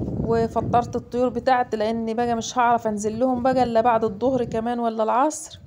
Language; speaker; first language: Arabic; native; Arabic